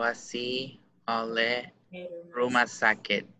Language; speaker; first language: Indonesian; non-native, learner; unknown